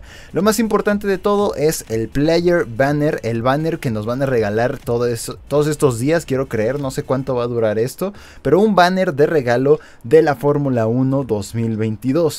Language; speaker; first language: Spanish; native; Spanish